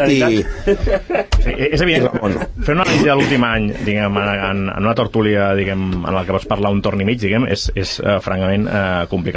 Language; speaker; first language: Catalan; native; Catalan